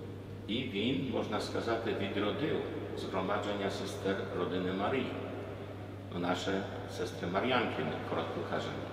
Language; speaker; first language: Ukrainian; non-native, fluent; Polish